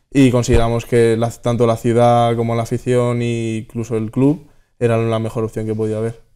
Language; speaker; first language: Spanish; native; Spanish